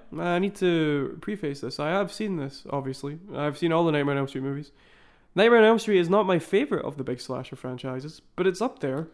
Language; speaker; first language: English; native; English